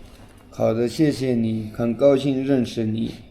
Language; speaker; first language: Chinese; non-native, local second language; Tibetan